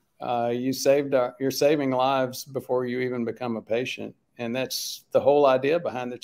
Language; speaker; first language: English; native; English